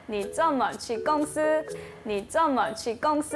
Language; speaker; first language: Chinese; non-native, learner; Korean